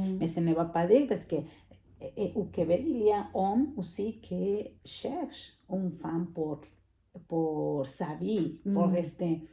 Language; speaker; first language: French; non-native, fluent; Spanish